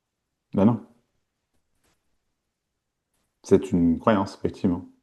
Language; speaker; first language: French; native; French